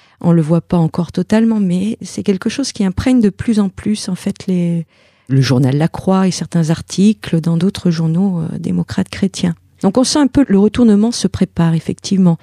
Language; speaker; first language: French; native; French